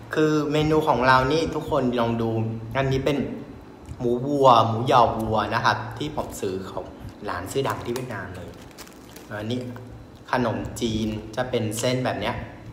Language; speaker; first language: Thai; non-native, fluent; Vietnamese